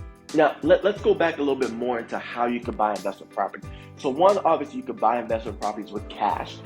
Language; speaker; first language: English; native; English